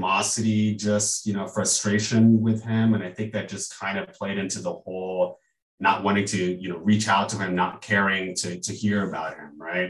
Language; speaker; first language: English; native; English